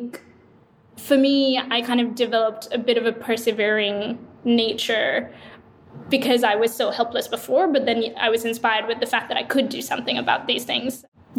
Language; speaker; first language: English; non-native, local second language; Sinhala